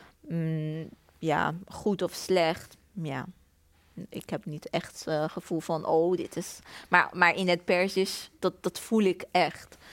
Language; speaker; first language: Dutch; non-native, fluent; Persian